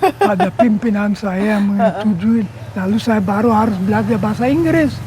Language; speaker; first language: Indonesian; non-native, fluent; German